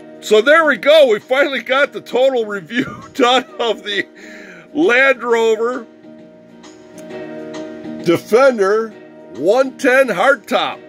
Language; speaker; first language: English; native; English